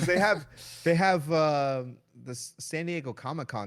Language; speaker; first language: English; native; English